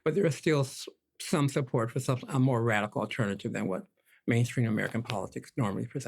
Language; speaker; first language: English; native; English